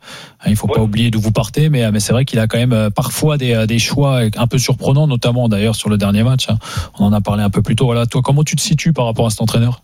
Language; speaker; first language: French; native; French